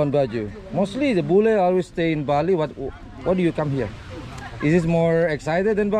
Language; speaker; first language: English; non-native, learner; Indonesian